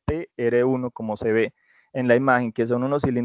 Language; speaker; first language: Spanish; native; Spanish